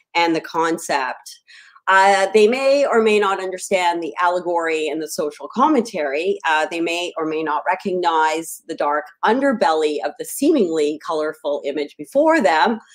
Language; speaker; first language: English; native; English